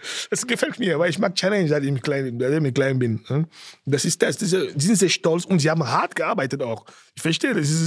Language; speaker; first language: German; non-native, fluent; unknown